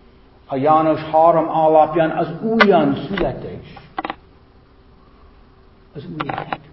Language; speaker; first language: Hungarian; non-native, fluent; English